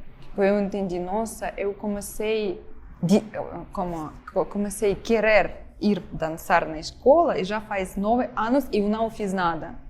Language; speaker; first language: Portuguese; non-native, fluent; Ukrainian